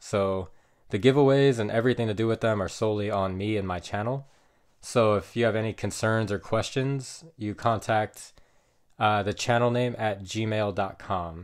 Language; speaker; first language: English; native; English